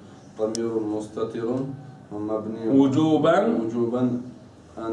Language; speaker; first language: Arabic; non-native, learner; Chechen